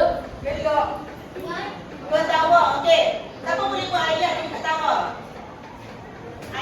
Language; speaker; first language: Malay; native; Malay